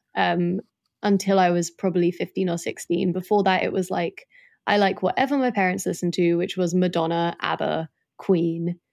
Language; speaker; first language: English; native; English